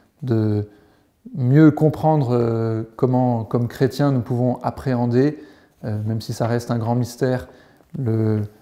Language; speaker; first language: French; native; French